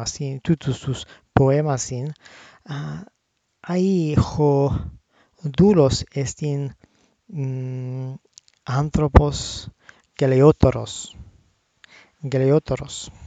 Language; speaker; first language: Greek; non-native, learner; English